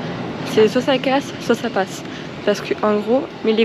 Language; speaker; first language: French; native; French